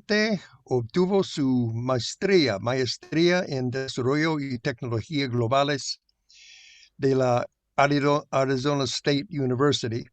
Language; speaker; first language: Spanish; non-native, fluent; English